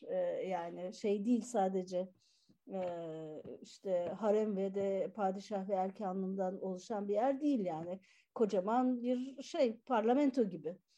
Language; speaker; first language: Turkish; native; Turkish